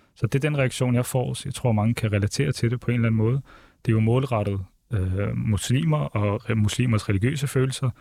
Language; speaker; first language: Danish; early bilingual, other home language; Arabic